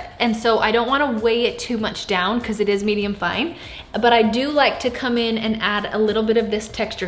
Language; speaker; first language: English; native; English